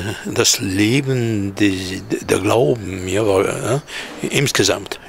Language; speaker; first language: German; non-native, fluent; Hebrew